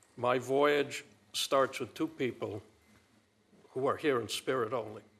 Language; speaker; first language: English; early bilingual, other home language; Romanian